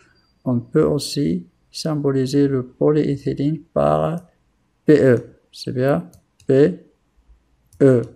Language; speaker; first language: French; non-native, local second language; Arabic